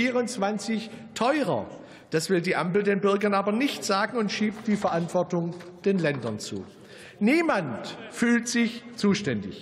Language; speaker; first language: German; native; German